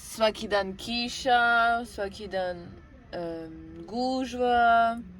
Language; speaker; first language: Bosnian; early bilingual, heritage; Serbian